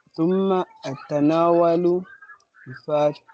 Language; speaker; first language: Arabic; non-native, learner; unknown